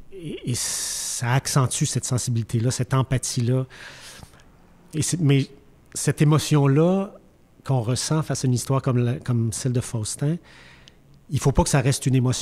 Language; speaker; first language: French; native; French